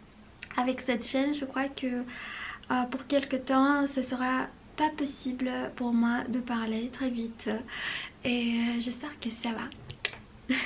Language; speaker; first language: French; non-native, fluent; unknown